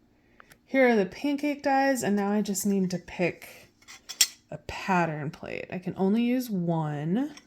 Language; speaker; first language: English; native; English